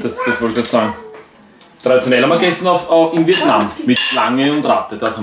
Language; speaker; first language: German; native; German